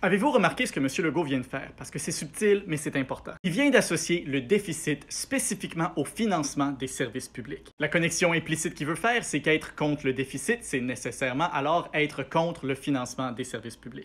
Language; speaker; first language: French; native; French